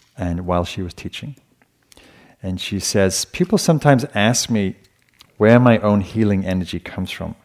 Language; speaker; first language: English; native; English